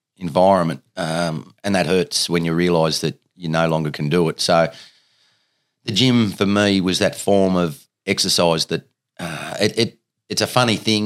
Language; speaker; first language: English; native; English